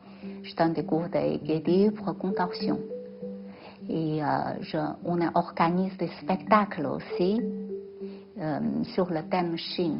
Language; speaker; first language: French; non-native, fluent; Chinese